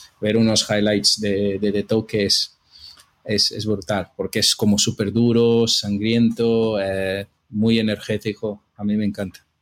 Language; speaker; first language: Spanish; non-native, fluent; Portuguese